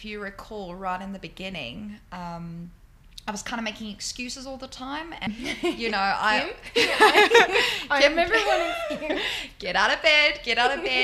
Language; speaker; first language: English; native; English